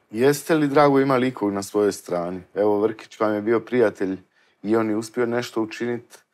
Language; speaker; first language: Croatian; native; Croatian